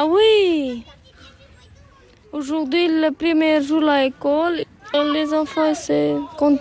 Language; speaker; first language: French; non-native, learner; Romanian